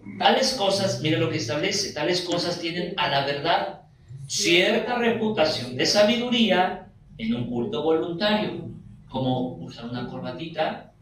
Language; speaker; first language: Spanish; native; Spanish